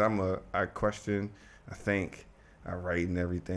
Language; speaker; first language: English; native; English